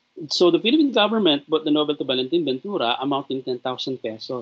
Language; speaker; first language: English; non-native, local second language; Filipino